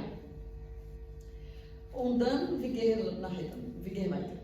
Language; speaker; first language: German; non-native, learner; Portuguese